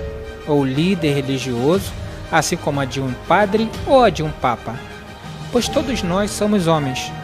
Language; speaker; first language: Portuguese; native; Portuguese